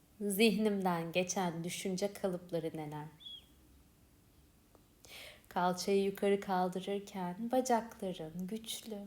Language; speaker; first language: Turkish; native; Turkish